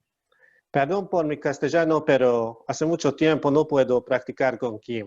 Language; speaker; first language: Spanish; non-native, learner; Hungarian